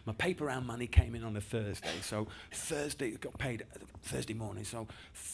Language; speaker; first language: English; native; English